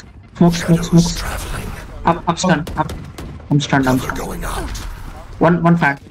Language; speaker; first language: English; non-native, local second language; Kannada